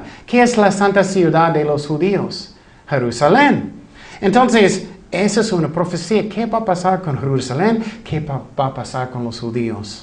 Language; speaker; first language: Spanish; non-native, fluent; English